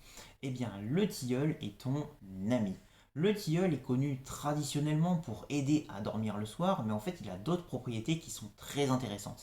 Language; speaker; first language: French; native; French